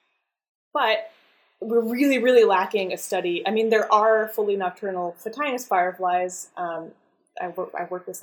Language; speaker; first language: English; native; English